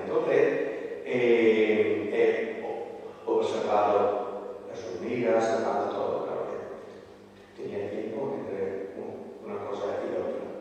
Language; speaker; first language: Spanish; non-native, fluent; Italian